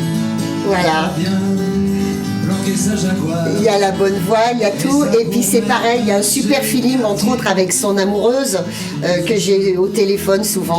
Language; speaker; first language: French; native; French